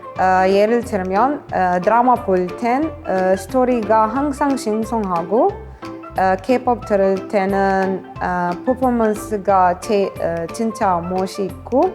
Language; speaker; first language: Korean; non-native, fluent; Arabic